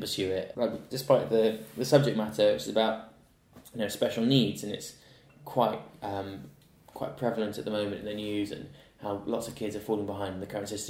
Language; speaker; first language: English; native; English